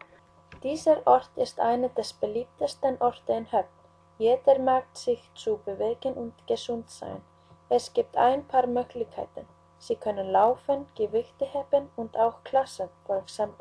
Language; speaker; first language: German; non-native, learner; Icelandic